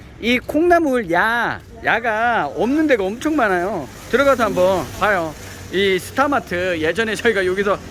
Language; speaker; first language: Korean; native; Korean